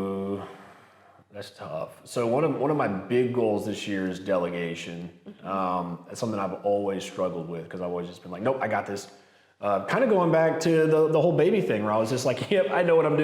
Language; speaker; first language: English; native; English